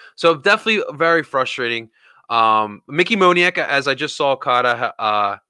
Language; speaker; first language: English; native; English